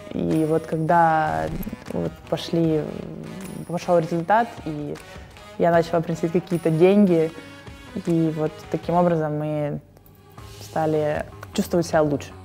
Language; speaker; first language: Russian; native; Russian